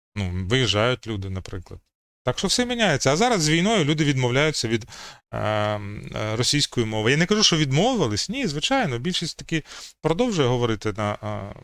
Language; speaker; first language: Ukrainian; native; Ukrainian